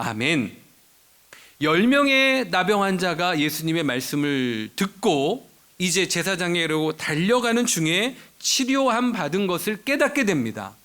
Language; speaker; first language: Korean; native; Korean